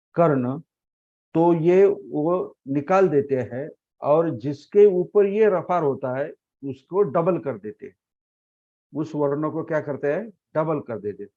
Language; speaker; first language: Hindi; non-native, local second language; Marathi